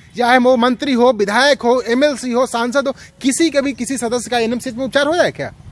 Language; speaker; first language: Hindi; native; Hindi